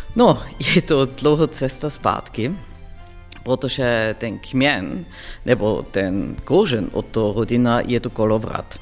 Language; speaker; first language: Czech; non-native, learner; German